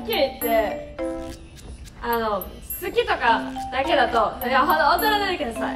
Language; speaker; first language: Japanese; native; Japanese